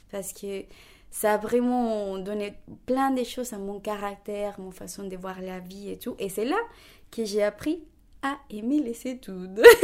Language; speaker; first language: French; non-native, fluent; Spanish